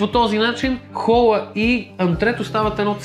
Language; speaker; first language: Bulgarian; native; Bulgarian